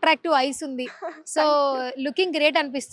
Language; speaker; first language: Telugu; native; Telugu